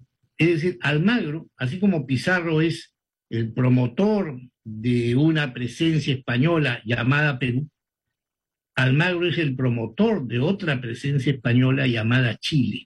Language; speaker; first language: Spanish; native; Spanish